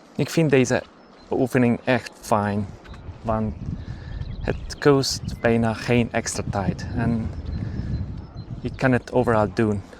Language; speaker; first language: Dutch; non-native, learner; Hungarian